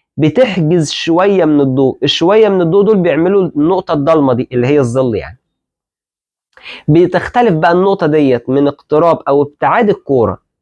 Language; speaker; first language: Arabic; native; Arabic